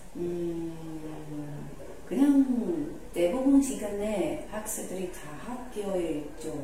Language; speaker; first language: Korean; non-native, learner; Chinese